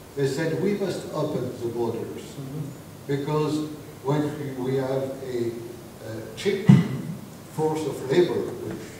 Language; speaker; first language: English; non-native, fluent; French